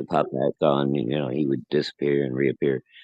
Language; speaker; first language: English; native; English